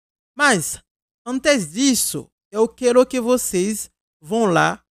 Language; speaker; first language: Portuguese; non-native, fluent; Haitian Creole